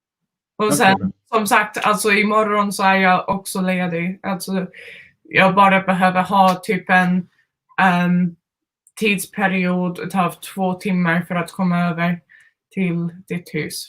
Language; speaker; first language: Swedish; non-native, fluent; Finnish